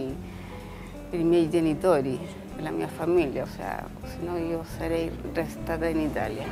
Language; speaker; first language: Italian; early bilingual, heritage; Spanish